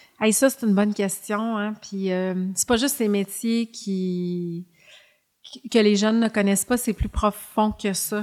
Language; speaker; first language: French; native; French